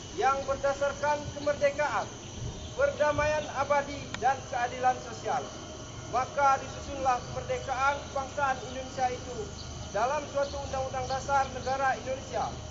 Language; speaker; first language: Indonesian; native; Indonesian